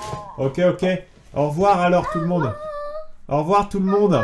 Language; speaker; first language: French; native; French